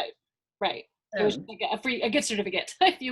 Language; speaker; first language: English; native; English